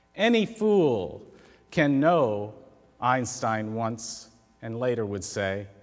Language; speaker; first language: English; native; English